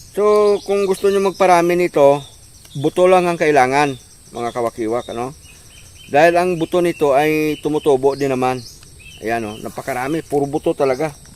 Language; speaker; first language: Filipino; non-native, local second language; Hiligaynon